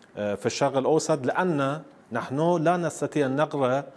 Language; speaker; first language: Arabic; non-native, fluent; Persian